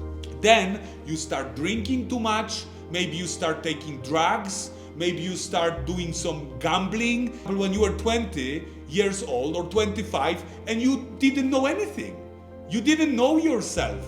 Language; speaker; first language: English; non-native, fluent; Polish